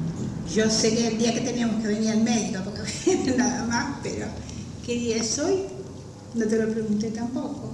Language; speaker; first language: Spanish; native; Spanish